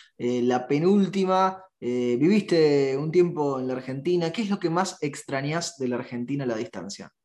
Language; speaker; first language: Spanish; native; Spanish